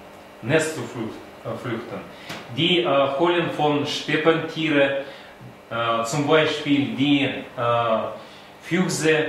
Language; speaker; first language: German; non-native, learner; Russian